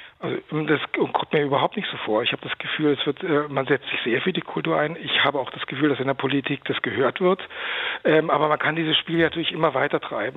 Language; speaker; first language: German; native; German